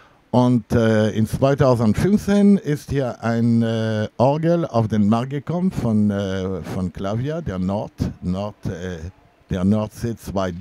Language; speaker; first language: German; non-native, fluent; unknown